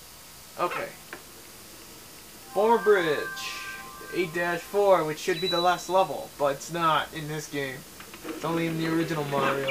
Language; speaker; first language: English; native; English